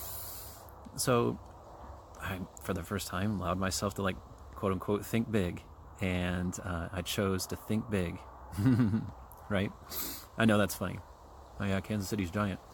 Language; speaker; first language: English; native; English